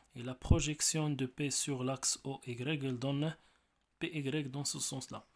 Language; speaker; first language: French; non-native, local second language; Arabic